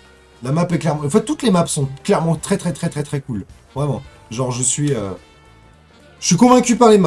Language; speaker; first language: French; native; French